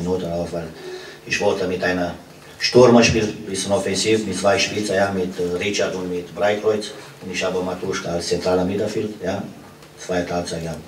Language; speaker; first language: German; non-native, fluent; Romanian